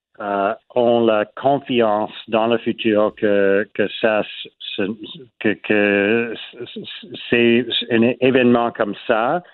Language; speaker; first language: French; non-native, learner; English